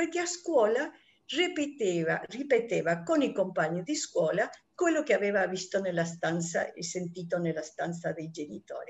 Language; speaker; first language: Italian; non-native, fluent; Spanish